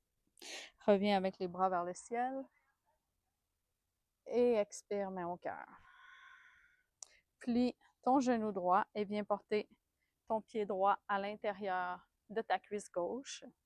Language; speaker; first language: French; native; French